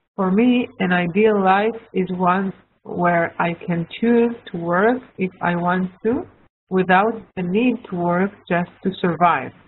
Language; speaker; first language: English; non-native, learner; Hebrew